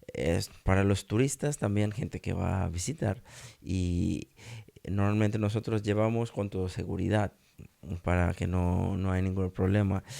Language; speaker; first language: Spanish; non-native, learner; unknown